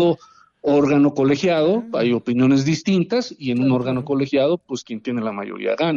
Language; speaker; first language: Spanish; native; Spanish